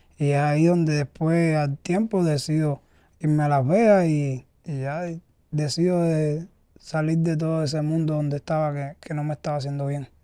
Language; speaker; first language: Spanish; native; Spanish